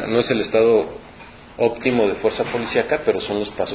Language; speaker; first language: Spanish; native; Spanish